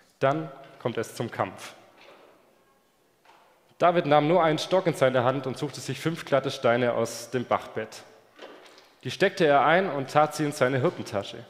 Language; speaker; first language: German; native; German